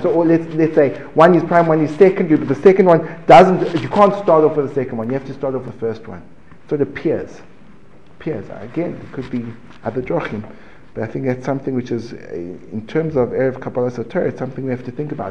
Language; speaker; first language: English; native; English